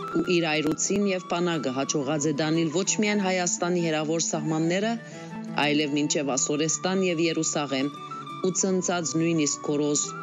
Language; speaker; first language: Armenian; early bilingual, heritage; Armenian